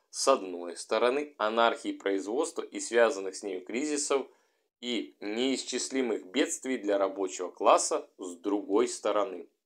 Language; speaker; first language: Russian; native; Russian